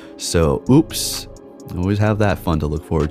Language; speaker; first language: English; native; English